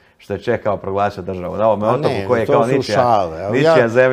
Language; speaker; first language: Croatian; native; Croatian